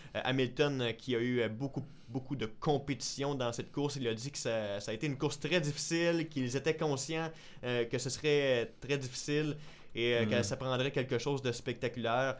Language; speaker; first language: French; native; French